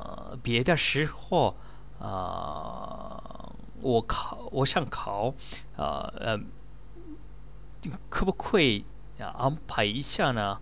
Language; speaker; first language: Chinese; non-native, learner; Japanese